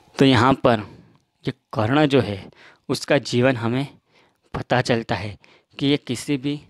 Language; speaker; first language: Hindi; non-native, local second language; Gujarati